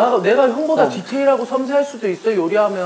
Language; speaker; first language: Korean; native; Korean